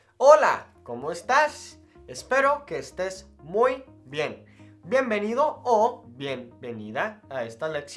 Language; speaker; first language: Spanish; non-native, fluent; English